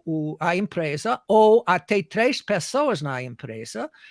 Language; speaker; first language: Portuguese; non-native, fluent; English